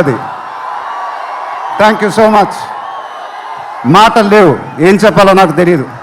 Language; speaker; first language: Telugu; native; Telugu